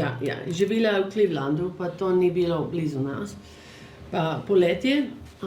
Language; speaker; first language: Slovenian; early bilingual, heritage; English